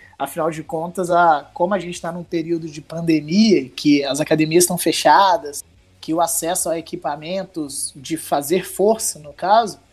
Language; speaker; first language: Portuguese; native; Portuguese